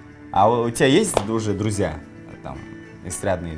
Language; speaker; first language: Russian; non-native, local second language; Kyrgyz